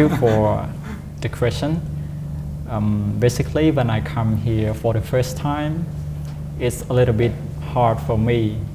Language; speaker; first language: English; non-native, fluent; Khmer